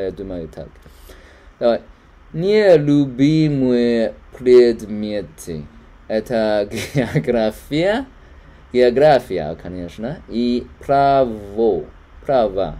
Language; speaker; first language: Russian; non-native, learner; Chinese